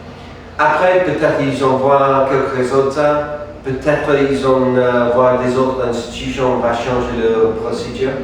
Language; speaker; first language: French; non-native, fluent; English